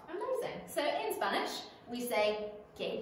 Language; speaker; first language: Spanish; non-native, fluent; English